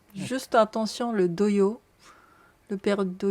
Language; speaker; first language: French; non-native, learner; Japanese